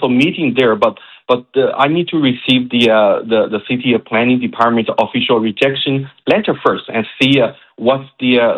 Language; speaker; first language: English; non-native, fluent; Chinese